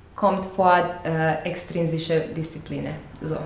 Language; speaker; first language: German; non-native, fluent; Croatian